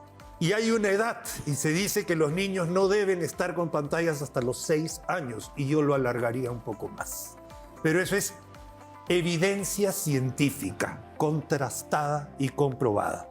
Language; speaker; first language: Spanish; native; Spanish